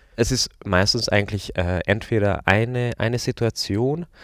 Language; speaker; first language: German; non-native, fluent; Hungarian